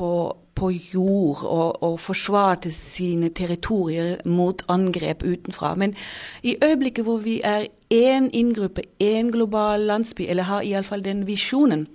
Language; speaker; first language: Norwegian; non-native, fluent; German